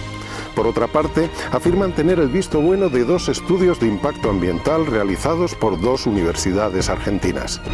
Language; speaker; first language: Spanish; native; Spanish